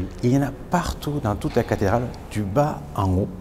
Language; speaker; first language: French; native; French